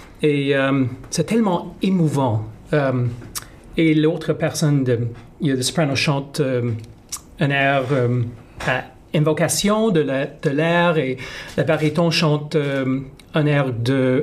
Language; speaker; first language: French; non-native, learner; English